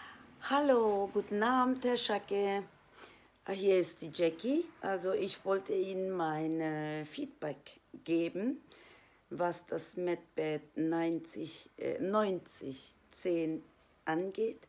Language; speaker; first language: German; non-native, fluent; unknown